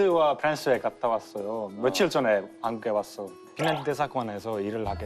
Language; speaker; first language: Korean; non-native, fluent; Finnish